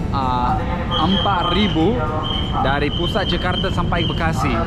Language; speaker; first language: Indonesian; non-native, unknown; English